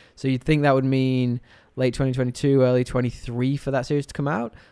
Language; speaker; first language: English; native; English